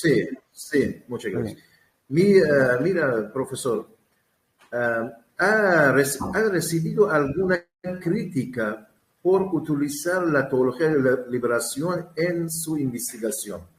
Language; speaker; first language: Spanish; non-native, learner; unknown